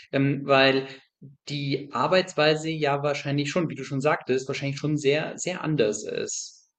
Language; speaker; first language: German; native; German